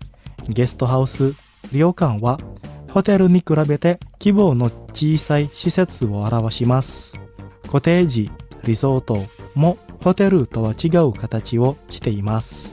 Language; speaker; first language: Japanese; non-native, fluent; Indonesian